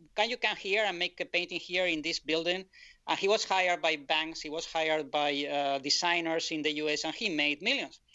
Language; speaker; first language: English; non-native, fluent; Spanish